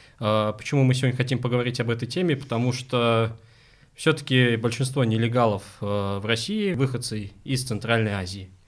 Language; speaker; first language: Russian; non-native, local second language; Uzbek